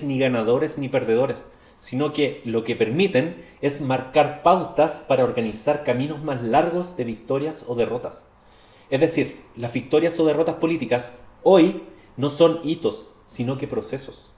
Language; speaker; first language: Spanish; native; Spanish